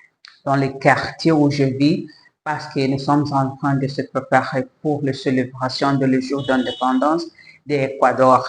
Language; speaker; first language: French; non-native, learner; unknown